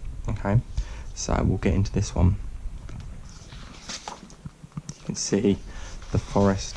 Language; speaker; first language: English; native; English